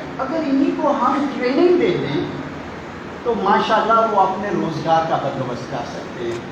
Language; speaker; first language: Urdu; non-native, local second language; Punjabi